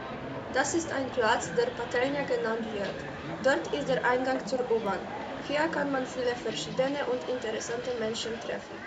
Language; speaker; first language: German; non-native, learner; Polish